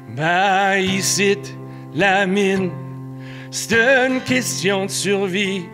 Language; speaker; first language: French; native; French